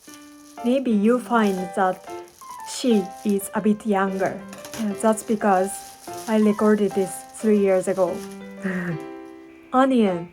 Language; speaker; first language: English; non-native, learner; Japanese